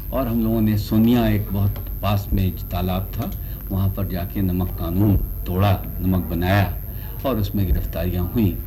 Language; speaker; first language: Hindi; native; Hindi